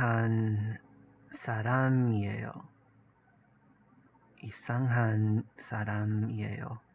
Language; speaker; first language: Korean; non-native, learner; English